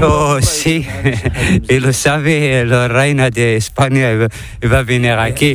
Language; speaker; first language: Spanish; non-native, learner; Arabic